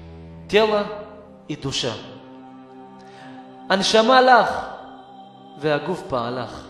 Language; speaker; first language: Russian; non-native, fluent; Hebrew